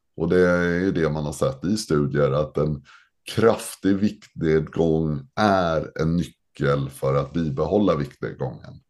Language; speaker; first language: Swedish; native; Swedish